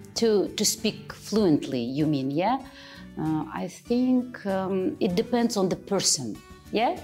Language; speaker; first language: English; non-native, fluent; Kazakh